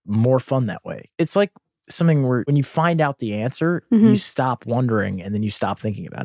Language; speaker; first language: English; native; English